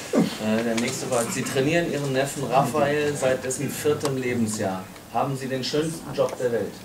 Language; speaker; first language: German; native; German